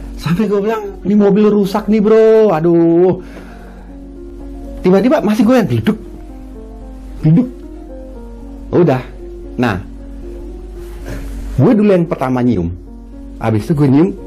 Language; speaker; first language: Indonesian; native; Indonesian